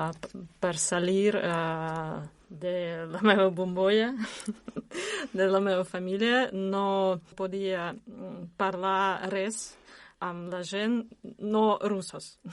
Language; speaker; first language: Catalan; non-native, learner; Russian